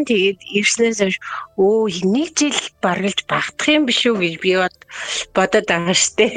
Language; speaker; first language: Mongolian; native; Mongolian